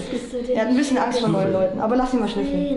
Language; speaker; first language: German; native; German